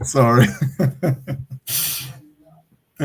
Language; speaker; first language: English; non-native, learner; Portuguese